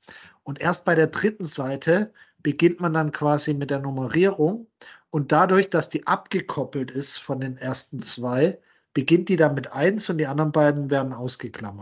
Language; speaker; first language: German; native; German